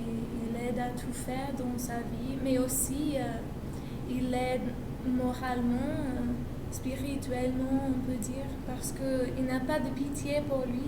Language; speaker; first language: French; non-native, learner; English